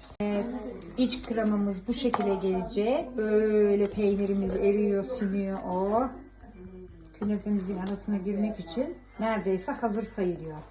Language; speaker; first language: Turkish; early bilingual, heritage; Turkish